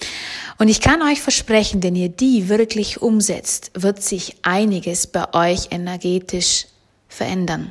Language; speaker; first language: German; native; German